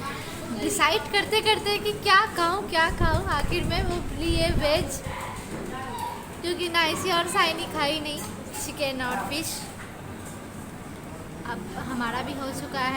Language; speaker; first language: Hindi; native; Hindi